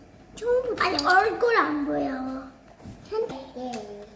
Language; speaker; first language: Korean; early bilingual, heritage; Korean